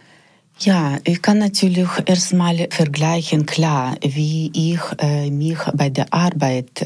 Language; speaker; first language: German; non-native, fluent; Ukrainian